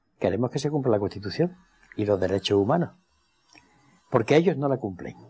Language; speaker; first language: Spanish; native; Spanish